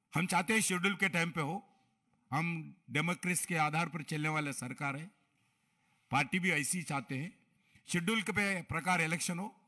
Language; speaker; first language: Hindi; non-native, local second language; Telugu